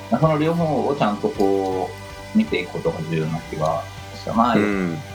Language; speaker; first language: Japanese; native; Japanese